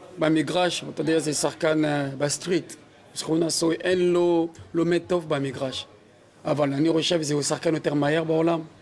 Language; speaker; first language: Hebrew; non-native, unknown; French